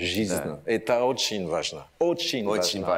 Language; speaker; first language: Russian; non-native, learner; French